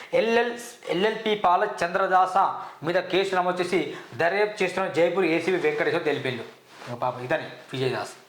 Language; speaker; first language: Telugu; native; Telugu